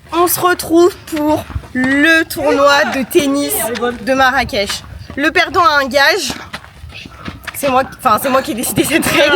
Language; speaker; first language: French; native; French